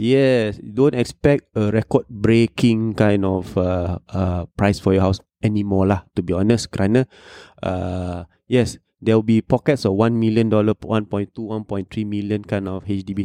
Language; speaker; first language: English; non-native, local second language; Malay